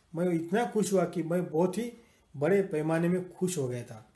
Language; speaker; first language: Hindi; non-native, local second language; Marathi